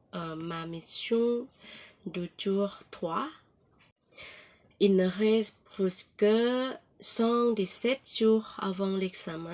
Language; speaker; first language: French; non-native, learner; Thai